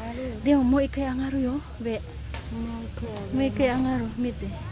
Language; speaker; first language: Japanese; non-native, learner; Filipino